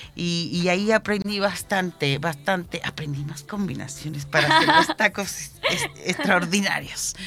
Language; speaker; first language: Spanish; native; Spanish